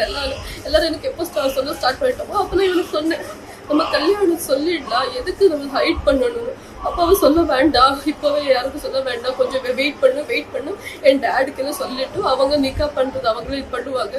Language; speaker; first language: Tamil; non-native, local second language; Kannada